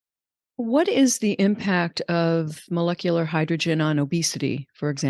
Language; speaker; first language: English; native; English